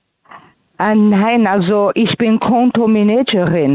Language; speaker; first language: German; non-native, fluent; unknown